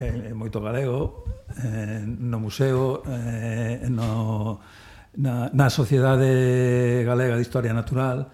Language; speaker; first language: Galician; non-native, learner; Spanish